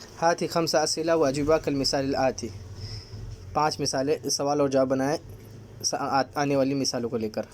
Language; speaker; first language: Urdu; native; Urdu